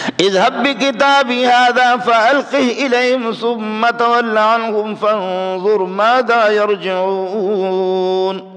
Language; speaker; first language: Urdu; non-native, local second language; Baluchi